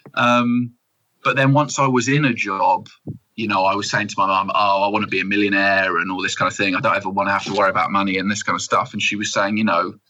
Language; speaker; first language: English; native; English